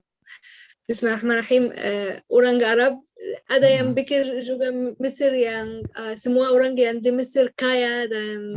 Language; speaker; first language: Indonesian; non-native, learner; Arabic